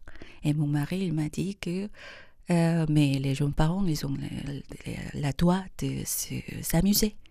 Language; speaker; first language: French; non-native, fluent; Korean